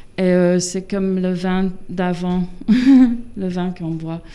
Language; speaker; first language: French; non-native, fluent; English